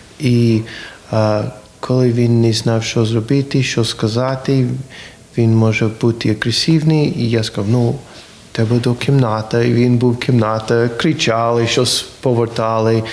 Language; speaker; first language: Ukrainian; non-native, learner; English